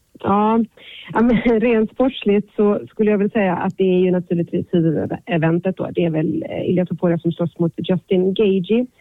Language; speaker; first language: Swedish; native; Swedish